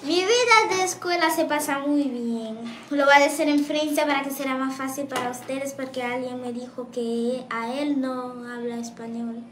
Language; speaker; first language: Spanish; non-native, learner; Haitian Creole